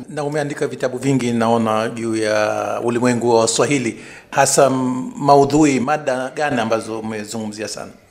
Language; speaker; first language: Swahili; native; Swahili